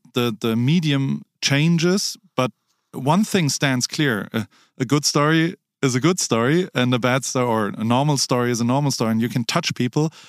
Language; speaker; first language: English; non-native, fluent; German